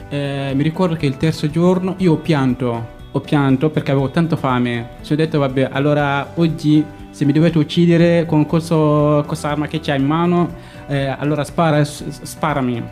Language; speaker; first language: Italian; non-native, fluent; Fula